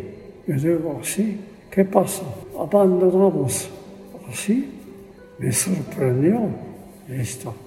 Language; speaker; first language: Spanish; non-native, fluent; Polish